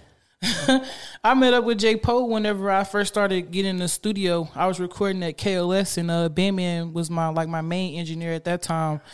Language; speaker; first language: English; native; English